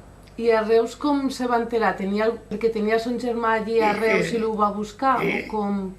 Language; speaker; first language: Catalan; native; Catalan